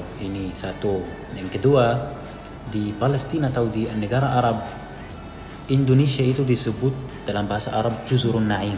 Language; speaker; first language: Indonesian; non-native, fluent; Arabic